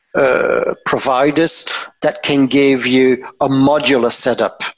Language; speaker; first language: English; non-native, fluent; Dutch